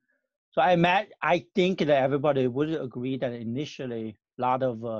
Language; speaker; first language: English; non-native, fluent; Chinese